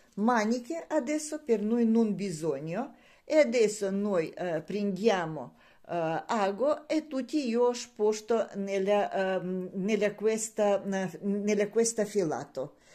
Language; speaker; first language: Italian; non-native, learner; Russian